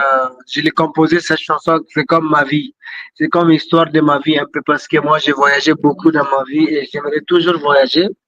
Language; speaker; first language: French; non-native, local second language; Tamasheq